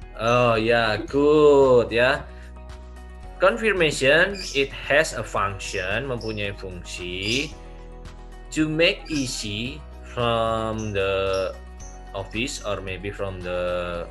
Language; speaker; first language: English; non-native, learner; Indonesian